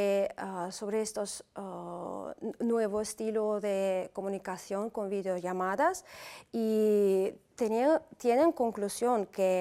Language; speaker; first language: Spanish; non-native, fluent; Uzbek